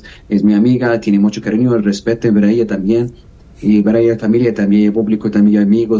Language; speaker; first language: Spanish; non-native, learner; Arabic